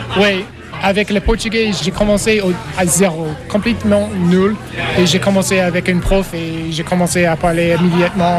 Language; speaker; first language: French; non-native, learner; English